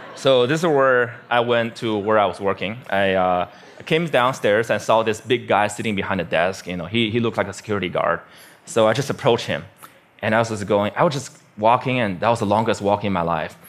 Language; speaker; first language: English; non-native, fluent; Chinese